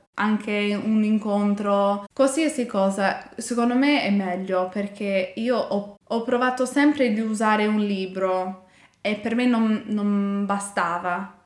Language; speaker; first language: Italian; non-native, learner; English